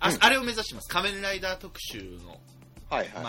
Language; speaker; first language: Japanese; native; Japanese